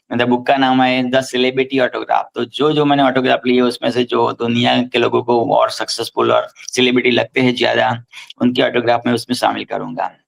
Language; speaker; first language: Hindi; non-native, local second language; Gujarati